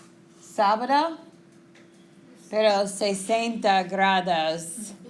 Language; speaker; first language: Spanish; non-native, fluent; English